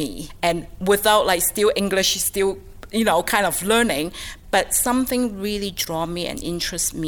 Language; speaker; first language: English; non-native, local second language; Cantonese